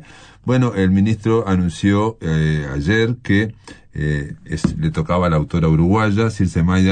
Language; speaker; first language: Spanish; native; Spanish